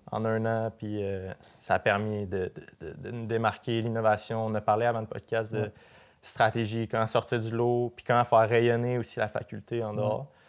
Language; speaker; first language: French; native; French